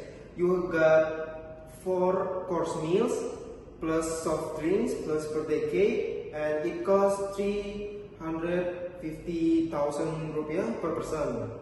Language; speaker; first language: English; non-native, learner; Indonesian